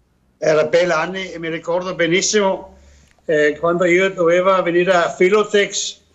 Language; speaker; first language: Italian; non-native, learner; Danish